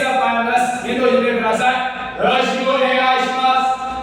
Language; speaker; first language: Japanese; non-native, learner; Burmese